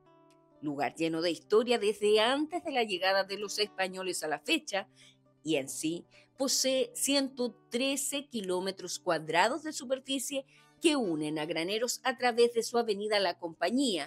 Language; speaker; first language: Spanish; native; Spanish